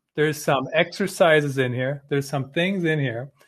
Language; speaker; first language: English; early bilingual, other home language; German